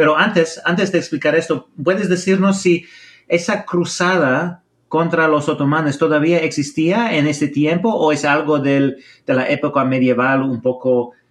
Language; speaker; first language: Spanish; non-native, fluent; English